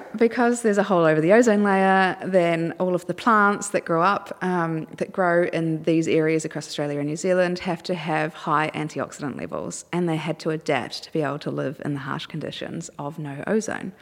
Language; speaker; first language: English; native; English